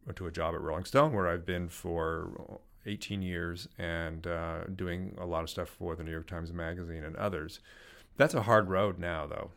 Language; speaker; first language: English; native; English